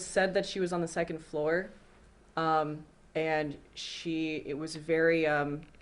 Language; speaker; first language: English; native; English